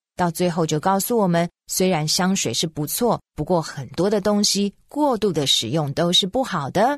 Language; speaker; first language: Chinese; native; Chinese